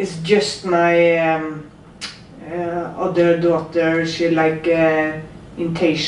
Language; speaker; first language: English; non-native, learner; Norwegian